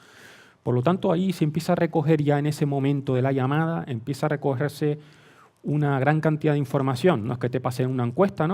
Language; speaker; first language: Spanish; native; Spanish